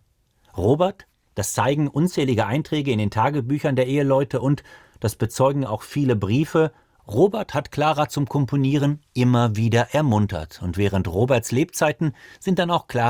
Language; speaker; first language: German; native; German